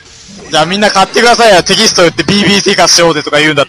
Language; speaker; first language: Japanese; native; Japanese